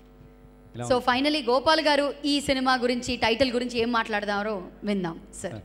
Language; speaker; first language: Telugu; native; Telugu